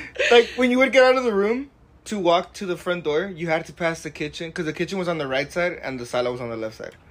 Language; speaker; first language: English; early bilingual, other home language; Spanish